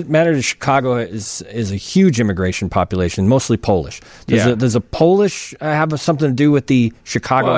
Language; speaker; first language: English; native; English